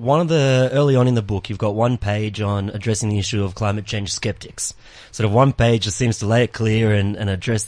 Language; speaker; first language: English; native; English